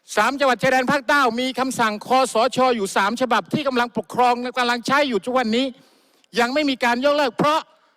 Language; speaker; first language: Thai; non-native, local second language; Malay